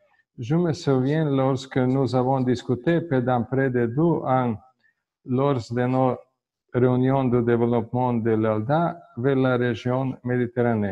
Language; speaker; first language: French; non-native, fluent; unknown